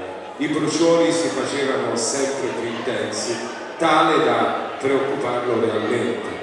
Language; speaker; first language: Italian; native; Italian